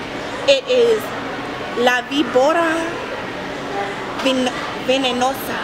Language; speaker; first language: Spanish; non-native, learner; English